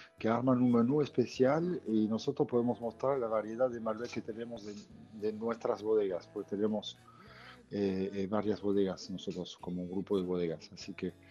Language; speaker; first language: Spanish; non-native, fluent; French